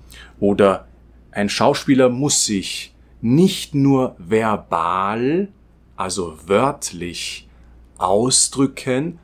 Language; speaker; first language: German; non-native, fluent; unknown